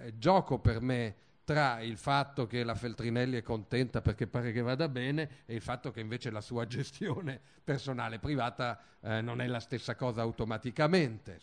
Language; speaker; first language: Italian; early bilingual, other home language; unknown